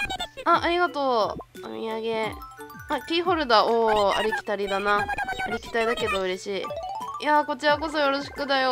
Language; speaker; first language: Japanese; native; Japanese